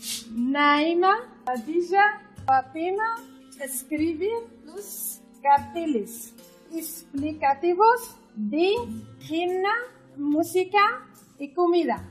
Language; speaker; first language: Spanish; non-native, learner; Arabic